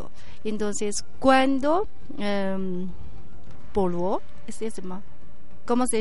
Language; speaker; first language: Spanish; non-native, learner; Chinese